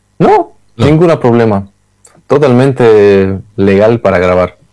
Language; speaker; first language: Spanish; non-native, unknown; Russian